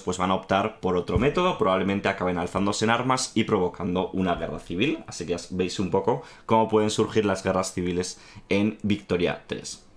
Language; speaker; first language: Spanish; native; Spanish